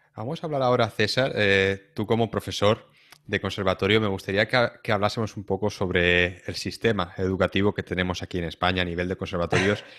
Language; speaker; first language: Spanish; native; Spanish